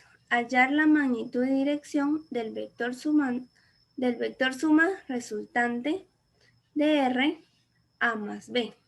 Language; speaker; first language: Spanish; native; Spanish